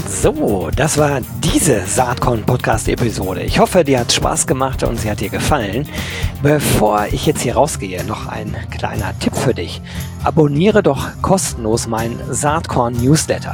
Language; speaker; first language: German; native; German